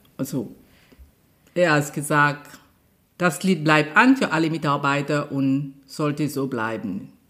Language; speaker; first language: German; non-native, fluent; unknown